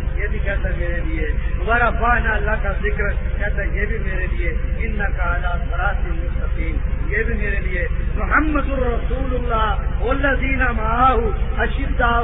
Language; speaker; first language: Urdu; non-native, local second language; Punjabi